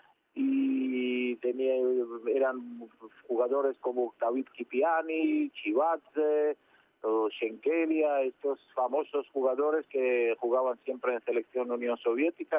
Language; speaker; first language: Spanish; non-native, fluent; Georgian